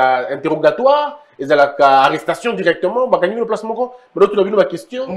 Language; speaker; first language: French; non-native, local second language; Lingala